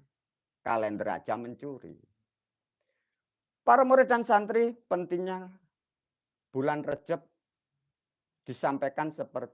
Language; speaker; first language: Indonesian; non-native, local second language; Javanese